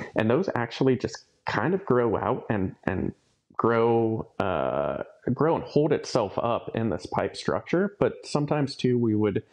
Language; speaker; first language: English; native; English